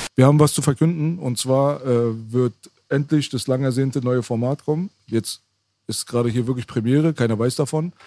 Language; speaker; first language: German; early bilingual, other home language; Persian